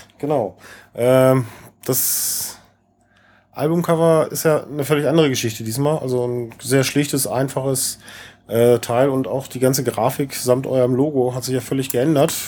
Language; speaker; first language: German; native; German